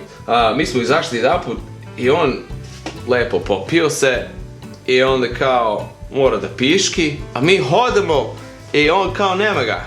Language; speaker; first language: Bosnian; early bilingual, heritage; English